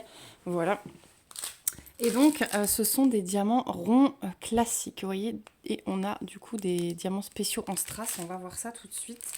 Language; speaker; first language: French; native; French